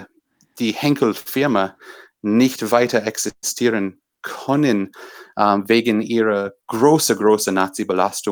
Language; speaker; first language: German; non-native, fluent; English